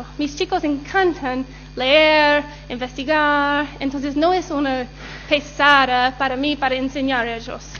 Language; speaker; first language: Spanish; non-native, learner; English